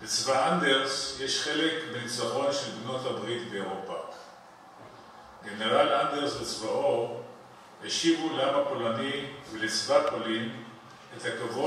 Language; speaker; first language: Hebrew; early bilingual, other home language; Polish